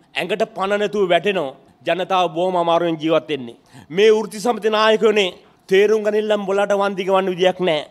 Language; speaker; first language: Sinhala; native; Sinhala